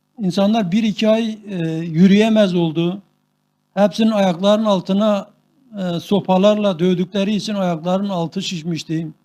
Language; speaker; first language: Turkish; non-native, local second language; Kurdish